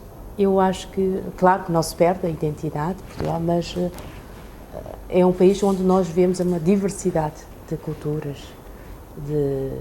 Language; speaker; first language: Portuguese; early bilingual, other home language; Chinese